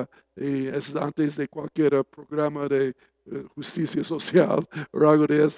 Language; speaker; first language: Spanish; non-native, fluent; English